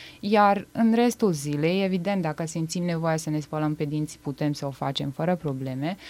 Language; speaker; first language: Romanian; non-native, fluent; Bosnian